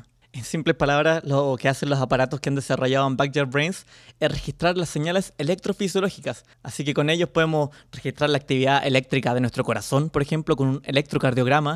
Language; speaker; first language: Spanish; native; Spanish